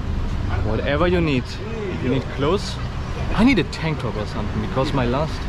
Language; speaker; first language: English; non-native, fluent; German